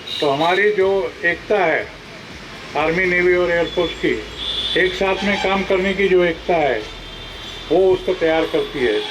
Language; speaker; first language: Hindi; non-native, local second language; Marathi